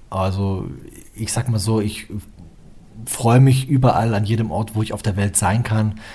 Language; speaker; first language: German; native; German